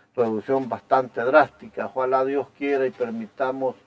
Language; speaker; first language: Spanish; native; Spanish